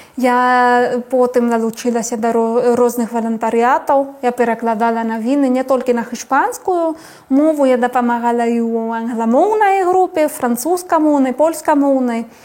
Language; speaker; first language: Belarusian; non-native, fluent; Spanish